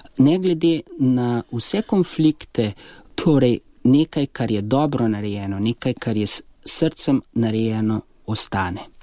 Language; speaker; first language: Slovenian; native; Slovenian